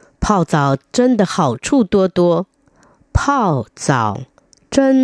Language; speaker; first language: Chinese; non-native, fluent; Vietnamese